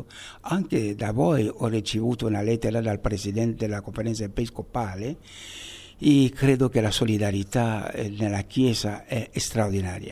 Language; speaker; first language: Italian; non-native, fluent; Haitian Creole